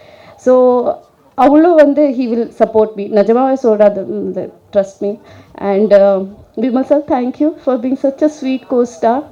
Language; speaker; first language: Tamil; non-native, learner; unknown